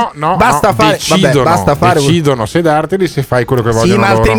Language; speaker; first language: Italian; native; Italian